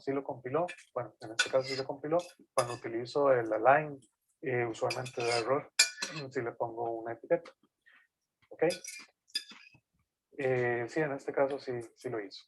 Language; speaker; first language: Spanish; native; Spanish